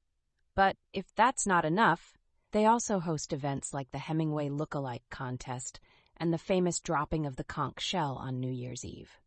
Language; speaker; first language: English; native; English